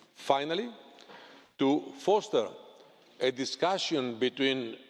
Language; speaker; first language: English; non-native, fluent; Greek